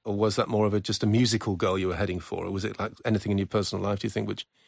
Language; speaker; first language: English; native; English